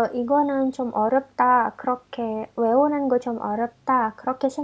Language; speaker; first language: Korean; non-native, fluent; Indonesian